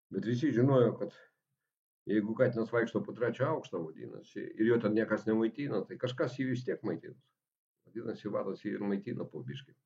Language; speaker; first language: Lithuanian; non-native, local second language; Russian